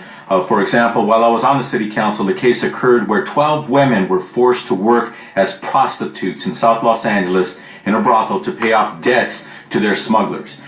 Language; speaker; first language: English; native; English